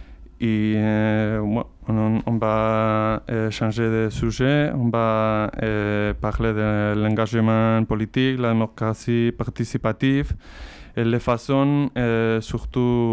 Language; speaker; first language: French; non-native, learner; Spanish